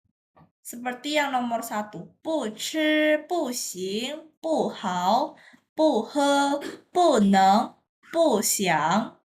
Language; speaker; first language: Chinese; non-native, fluent; Indonesian